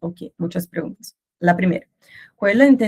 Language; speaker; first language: Spanish; non-native, learner; Portuguese